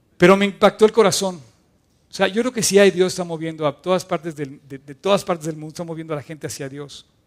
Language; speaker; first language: Spanish; native; Spanish